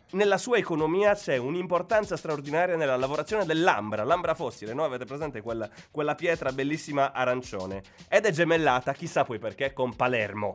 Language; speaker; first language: Italian; native; Italian